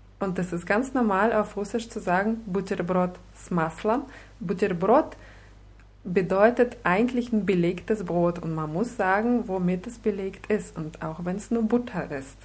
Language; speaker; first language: German; non-native, fluent; Russian